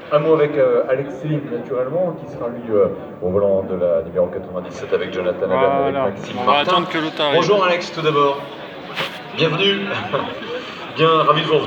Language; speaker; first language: French; native; French